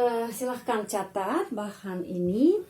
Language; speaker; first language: Indonesian; non-native, fluent; Russian